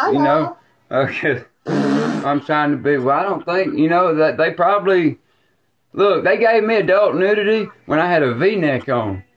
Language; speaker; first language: English; native; English